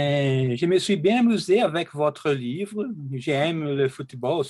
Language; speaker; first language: French; non-native, learner; Portuguese